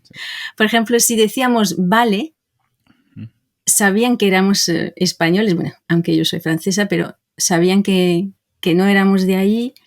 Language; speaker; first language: Spanish; non-native, fluent; French